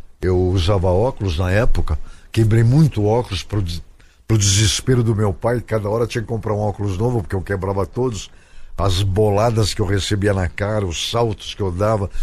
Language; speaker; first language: Portuguese; native; Portuguese